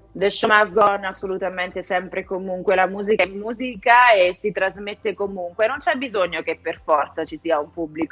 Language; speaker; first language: Italian; native; Italian